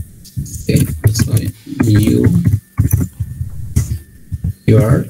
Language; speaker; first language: English; non-native, learner; Spanish